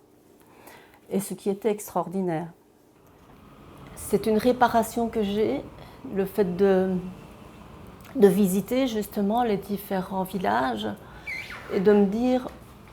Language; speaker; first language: French; early bilingual, other home language; Chinese